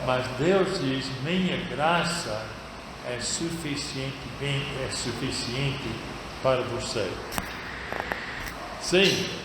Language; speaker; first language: Portuguese; non-native, fluent; English